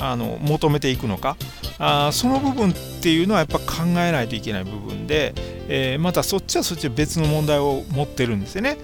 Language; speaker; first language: Japanese; native; Japanese